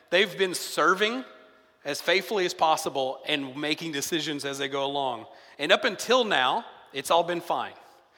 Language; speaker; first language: English; native; English